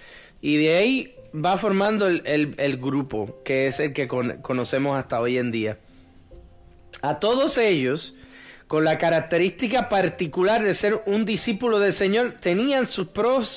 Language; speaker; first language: Spanish; native; Spanish